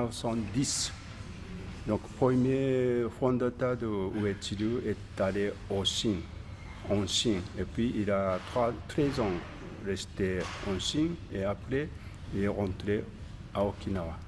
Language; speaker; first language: French; non-native, learner; Japanese